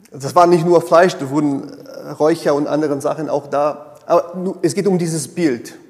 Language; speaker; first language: German; non-native, fluent; Portuguese